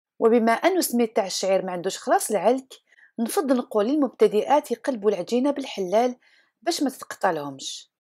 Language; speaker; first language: Arabic; non-native, local second language; Kabyle